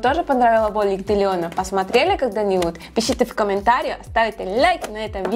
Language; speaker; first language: Russian; non-native, learner; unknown